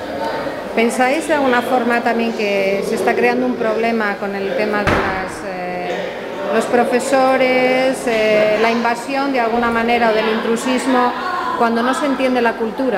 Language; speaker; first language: Spanish; native; Spanish